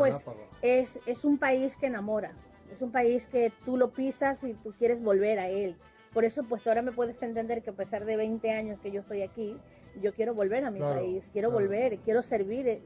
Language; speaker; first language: Spanish; native; Spanish